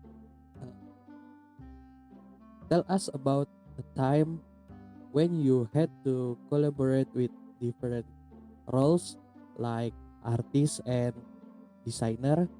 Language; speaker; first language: English; non-native, learner; Indonesian